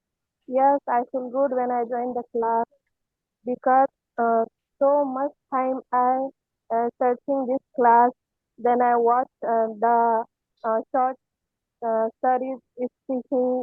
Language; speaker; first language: English; non-native, learner; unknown